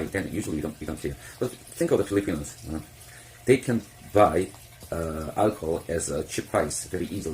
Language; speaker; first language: English; non-native, fluent; Korean